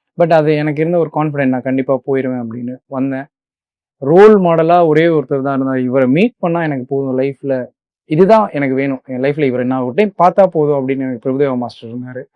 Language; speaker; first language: Tamil; native; Tamil